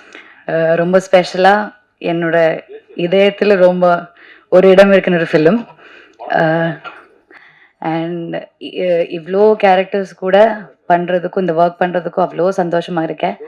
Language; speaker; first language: Tamil; non-native, learner; Malayalam